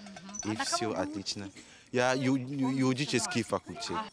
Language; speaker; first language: Russian; non-native, learner; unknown